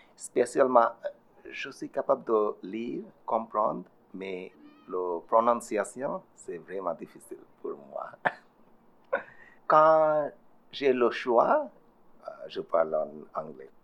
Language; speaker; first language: French; non-native, learner; Bangla